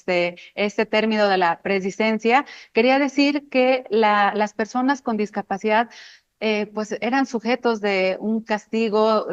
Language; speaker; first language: Spanish; native; Spanish